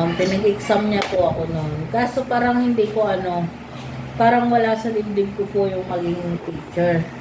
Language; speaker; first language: Filipino; native; Filipino